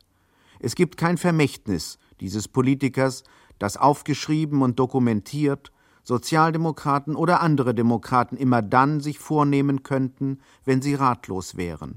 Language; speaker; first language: German; native; German